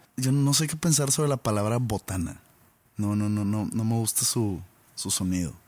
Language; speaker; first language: Spanish; native; Spanish